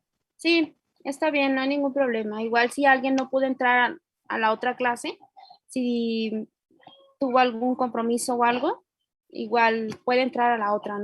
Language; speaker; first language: Spanish; native; Spanish